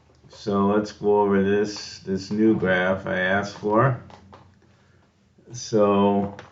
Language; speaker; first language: English; native; English